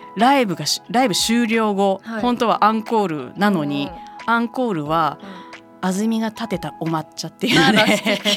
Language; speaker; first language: Japanese; native; Japanese